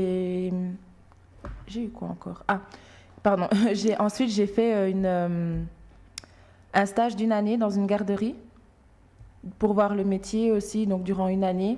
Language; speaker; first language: French; early bilingual, other home language; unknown